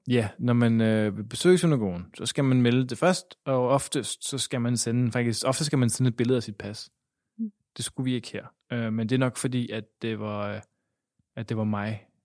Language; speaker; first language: Danish; native; Danish